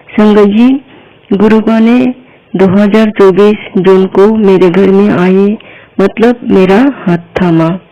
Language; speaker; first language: Hindi; non-native, local second language; Bangla